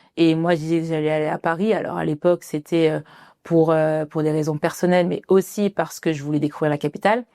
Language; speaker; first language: French; early bilingual, other home language; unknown